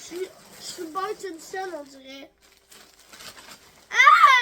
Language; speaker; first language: French; native; French